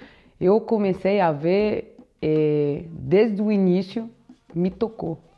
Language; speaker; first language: Portuguese; non-native, fluent; French